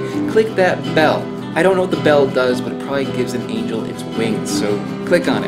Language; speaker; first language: English; native; English